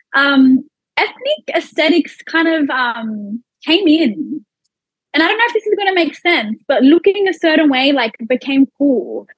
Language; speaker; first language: English; early bilingual, other home language; Arabic